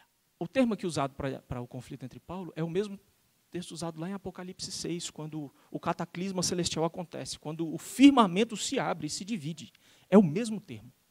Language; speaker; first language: Portuguese; native; Portuguese